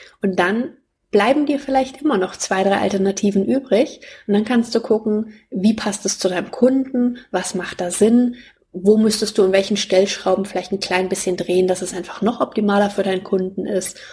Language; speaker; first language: German; native; German